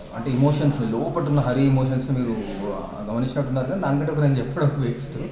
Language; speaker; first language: Telugu; native; Telugu